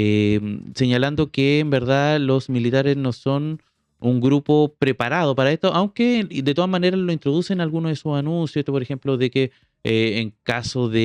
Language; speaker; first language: Spanish; native; Spanish